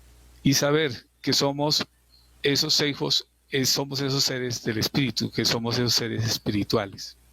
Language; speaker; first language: Spanish; native; Spanish